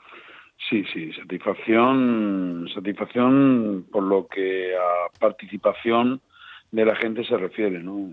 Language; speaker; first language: Spanish; native; Spanish